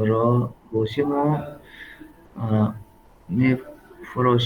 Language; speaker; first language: Persian; non-native, learner; Urdu